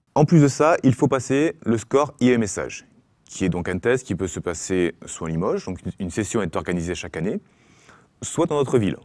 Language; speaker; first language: French; native; French